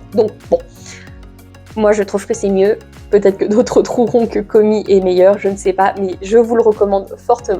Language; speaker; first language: French; native; French